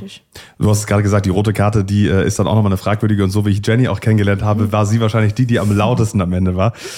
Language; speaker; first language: German; native; German